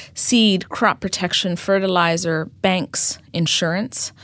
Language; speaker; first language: English; non-native, fluent; Amharic